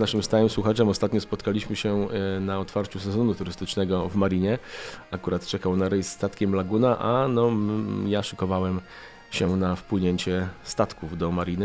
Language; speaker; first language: Polish; native; Polish